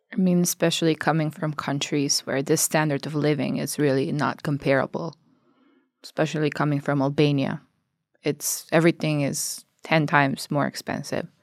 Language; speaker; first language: English; non-native, fluent; Albanian